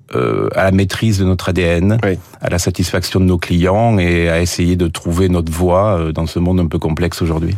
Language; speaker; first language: French; native; French